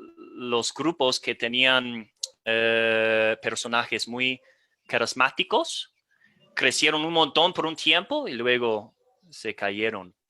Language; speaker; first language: Spanish; non-native, fluent; English